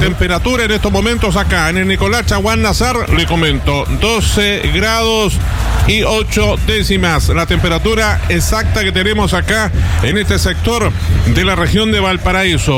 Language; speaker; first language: Spanish; native; Spanish